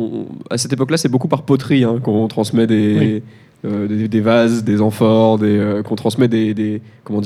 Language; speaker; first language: French; native; French